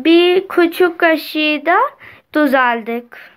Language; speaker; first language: Turkish; non-native, learner; Urdu